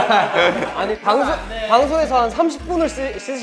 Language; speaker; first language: Korean; native; Korean